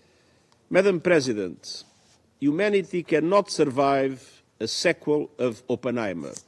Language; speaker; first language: English; non-native, fluent; Portuguese